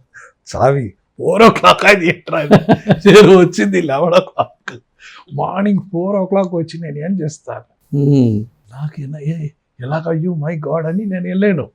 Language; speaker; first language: Telugu; non-native, local second language; Tamil